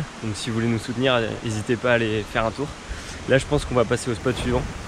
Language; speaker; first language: French; native; French